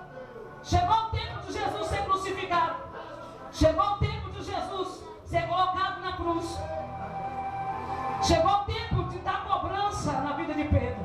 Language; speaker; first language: Portuguese; native; Portuguese